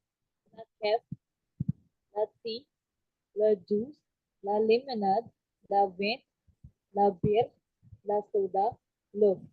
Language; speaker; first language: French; non-native, learner; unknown